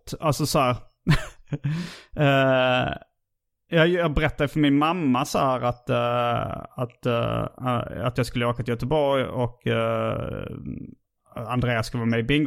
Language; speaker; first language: Swedish; native; Swedish